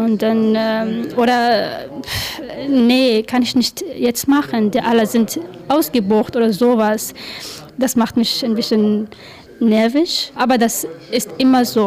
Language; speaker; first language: German; non-native, learner; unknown